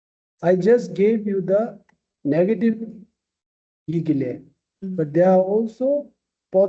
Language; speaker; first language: English; non-native, local second language; Tibetan